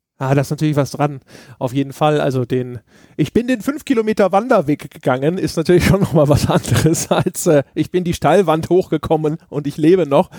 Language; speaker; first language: German; native; German